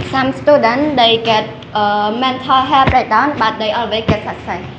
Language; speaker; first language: English; non-native, learner; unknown